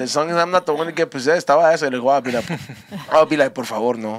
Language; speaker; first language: English; early bilingual, other home language; Spanish